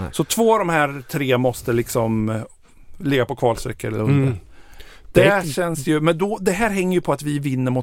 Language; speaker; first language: Swedish; native; Swedish